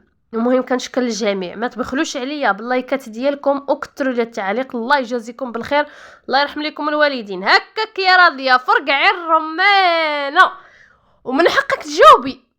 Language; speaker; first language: Arabic; native; Arabic